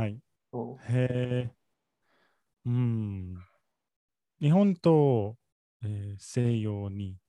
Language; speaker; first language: Japanese; non-native, learner; English